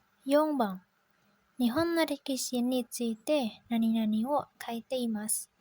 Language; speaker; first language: Japanese; non-native, learner; Indonesian